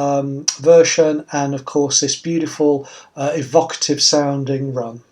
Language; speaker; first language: English; native; English